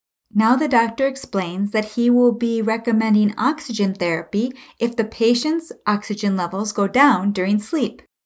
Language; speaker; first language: English; native; English